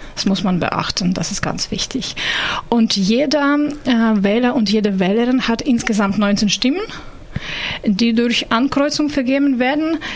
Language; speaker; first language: German; non-native, fluent; Ukrainian